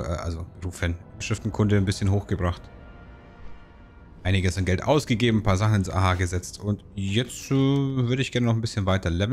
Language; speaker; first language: German; native; German